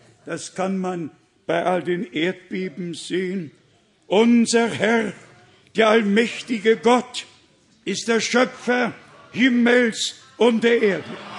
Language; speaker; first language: German; native; German